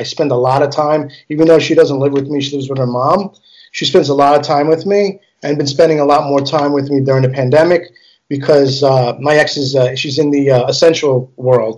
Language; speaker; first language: English; early bilingual, other home language; Italian